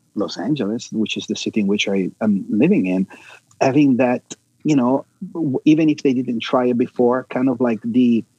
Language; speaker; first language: English; non-native, fluent; Italian